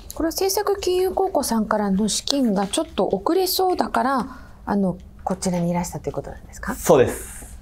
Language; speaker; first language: Japanese; native; Japanese